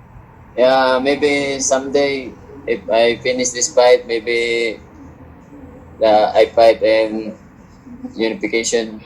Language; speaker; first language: English; non-native, learner; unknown